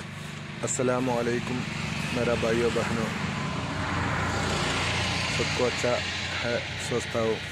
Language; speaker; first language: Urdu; non-native, local second language; Malayalam